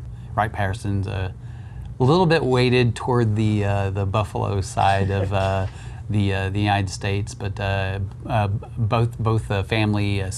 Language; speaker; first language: English; native; English